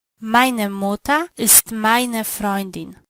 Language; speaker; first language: German; non-native, learner; Polish